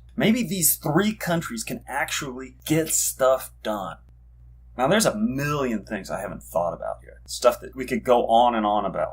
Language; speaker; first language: English; native; English